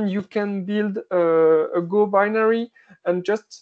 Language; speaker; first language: English; non-native, fluent; French